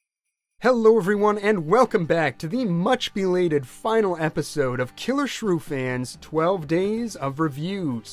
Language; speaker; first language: English; native; English